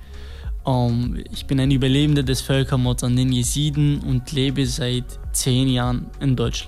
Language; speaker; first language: German; non-native, fluent; Kurdish